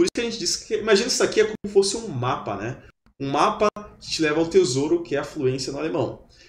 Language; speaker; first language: Portuguese; native; Portuguese